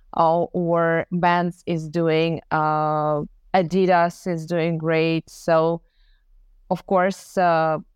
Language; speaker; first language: English; non-native, fluent; Ukrainian